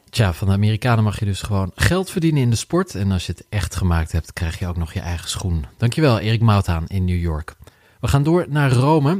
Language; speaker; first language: Dutch; native; Dutch